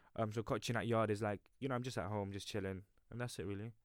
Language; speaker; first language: English; native; English